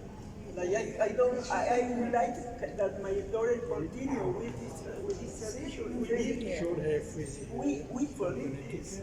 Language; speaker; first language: English; non-native, learner; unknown